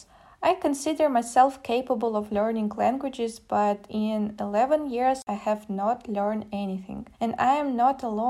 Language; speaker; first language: English; non-native, fluent; Russian